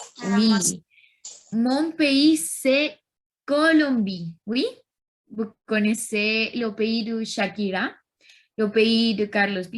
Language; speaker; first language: French; non-native, learner; Spanish